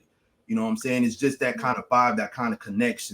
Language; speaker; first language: English; native; English